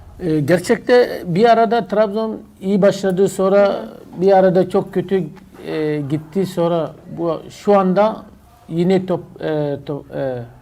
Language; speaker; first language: Turkish; non-native, learner; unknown